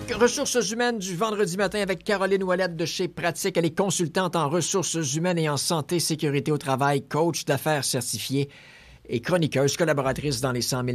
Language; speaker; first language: French; native; French